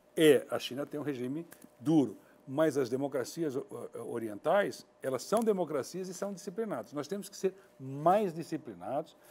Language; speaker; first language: Portuguese; native; Portuguese